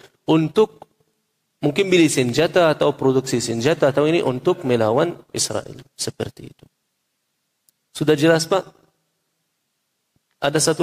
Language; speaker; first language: Indonesian; non-native, fluent; Arabic